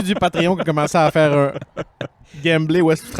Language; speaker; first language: French; native; French